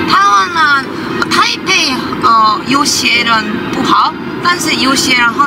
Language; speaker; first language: Chinese; non-native, fluent; Korean